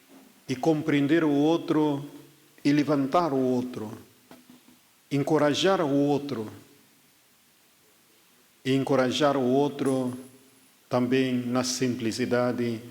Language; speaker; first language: Portuguese; non-native, fluent; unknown